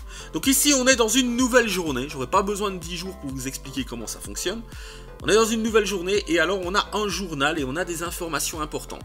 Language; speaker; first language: French; native; French